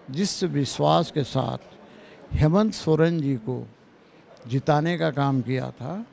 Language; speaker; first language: Hindi; native; Hindi